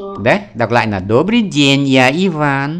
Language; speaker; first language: Russian; non-native, fluent; Vietnamese